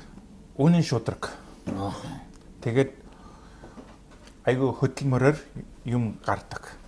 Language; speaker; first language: Mongolian; non-native, fluent; English